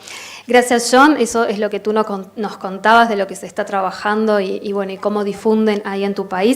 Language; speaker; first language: Spanish; native; Spanish